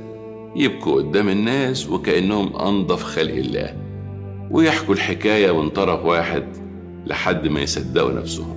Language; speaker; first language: Arabic; native; Arabic